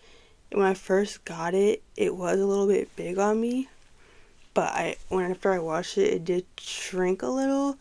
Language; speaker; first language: English; native; English